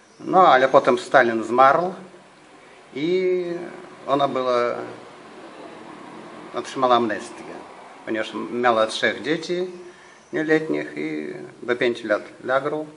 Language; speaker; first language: Polish; non-native, fluent; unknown